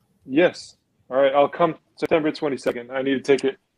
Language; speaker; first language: English; non-native, fluent; German